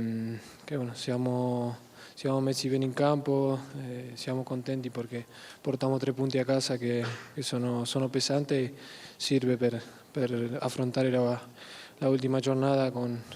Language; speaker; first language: Italian; non-native, learner; Spanish